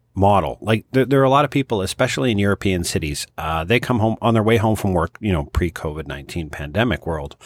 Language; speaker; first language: English; native; English